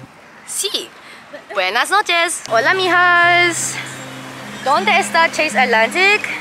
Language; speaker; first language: Spanish; non-native, learner; English